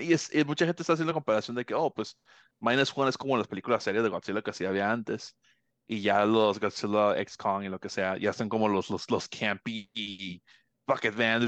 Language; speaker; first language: Spanish; early bilingual, heritage; Spanish